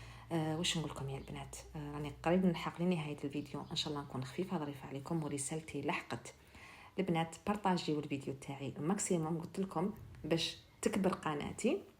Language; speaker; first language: Arabic; native; Arabic